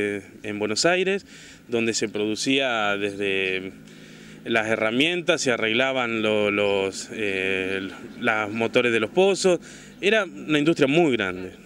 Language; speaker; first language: Spanish; native; Spanish